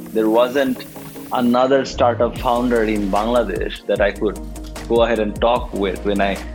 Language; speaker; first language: English; non-native, local second language; Bangla